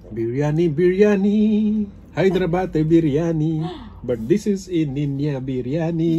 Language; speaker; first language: English; non-native, local second language; Hindi